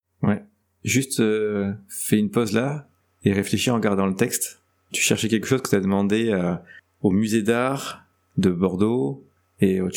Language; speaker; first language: French; native; French